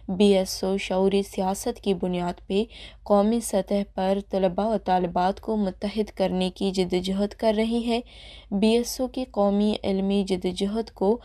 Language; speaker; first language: Urdu; non-native, local second language; Baluchi